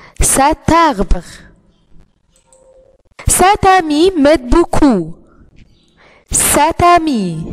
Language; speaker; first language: French; non-native, fluent; Arabic